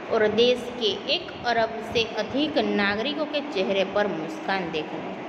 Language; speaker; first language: Hindi; non-native, local second language; Gujarati